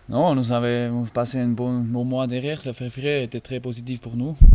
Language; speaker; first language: French; non-native, learner; German